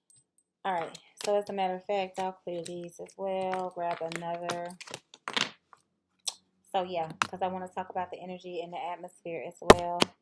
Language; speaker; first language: English; native; English